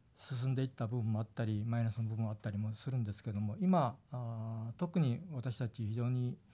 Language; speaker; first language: Japanese; native; Japanese